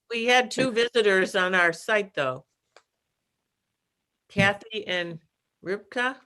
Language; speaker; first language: English; native; English